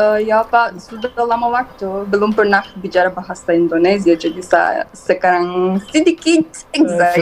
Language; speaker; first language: Indonesian; non-native, learner; Turkish